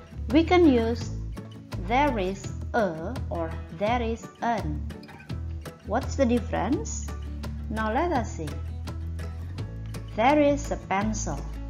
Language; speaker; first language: English; non-native, fluent; Indonesian